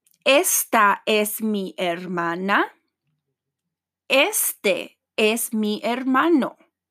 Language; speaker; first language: Spanish; non-native, learner; English